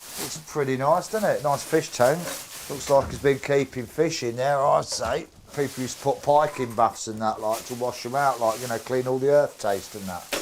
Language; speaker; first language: English; native; English